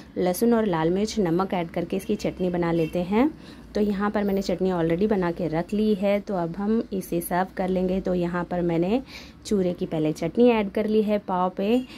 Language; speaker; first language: Hindi; non-native, local second language; Marathi